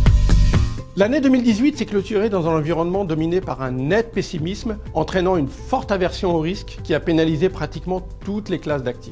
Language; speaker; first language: French; native; French